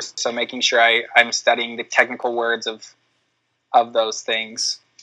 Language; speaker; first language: English; native; English